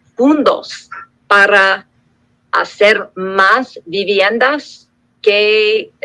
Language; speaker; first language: Spanish; non-native, learner; English